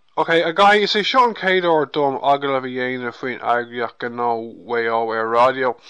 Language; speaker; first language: Irish; non-native, local second language; English